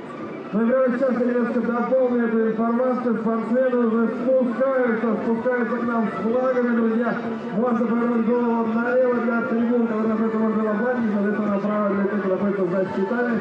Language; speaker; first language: Russian; native; Russian